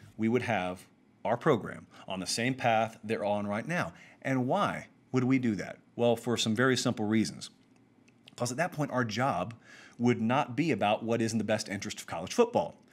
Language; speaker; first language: English; native; English